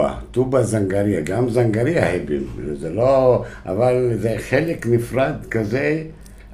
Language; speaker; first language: Hebrew; non-native, local second language; Arabic